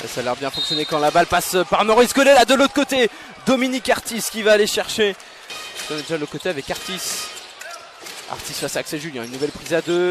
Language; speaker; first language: French; native; French